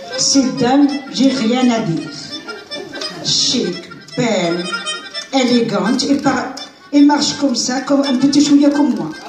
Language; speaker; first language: French; non-native, learner; Arabic